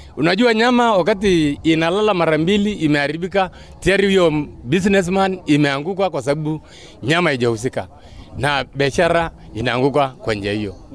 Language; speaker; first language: Swahili; non-native, local second language; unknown